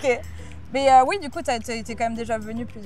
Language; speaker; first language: French; native; French